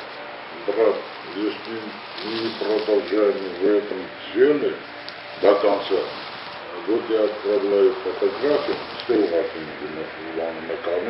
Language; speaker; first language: Russian; non-native, learner; Armenian